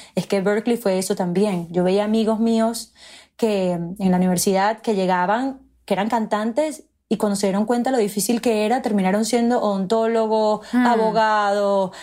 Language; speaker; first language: Spanish; native; Spanish